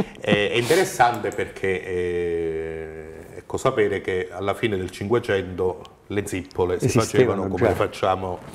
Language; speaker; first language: Italian; native; Italian